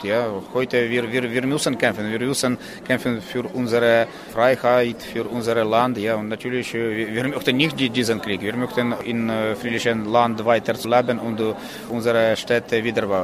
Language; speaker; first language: German; non-native, learner; Ukrainian